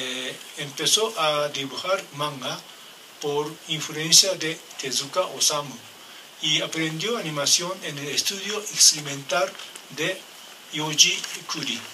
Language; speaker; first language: Spanish; non-native, learner; Japanese